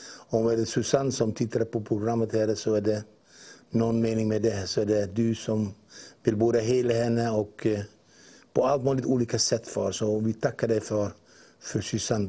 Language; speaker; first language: Swedish; non-native, fluent; Dutch